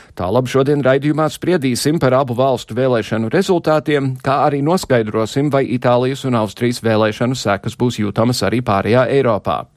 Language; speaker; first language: Latvian; early bilingual, heritage; Latvian